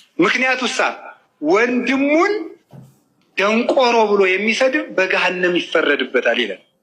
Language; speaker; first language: Amharic; native; Amharic